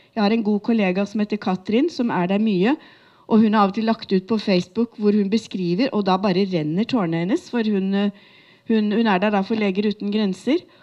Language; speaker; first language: Norwegian; native; Norwegian